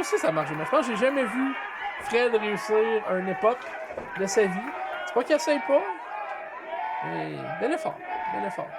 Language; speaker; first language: French; native; French